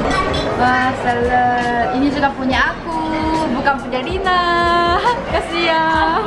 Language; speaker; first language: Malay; non-native, fluent; Korean